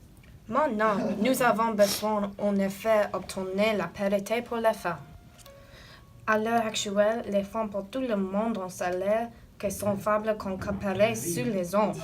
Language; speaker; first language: French; non-native, learner; English